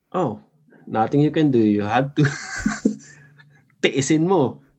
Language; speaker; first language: English; non-native, local second language; Filipino